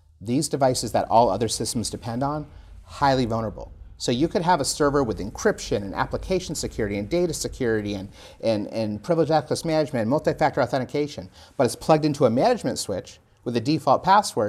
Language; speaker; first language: English; native; English